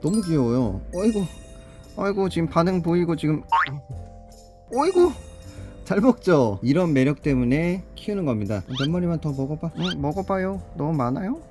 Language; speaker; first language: Korean; native; Korean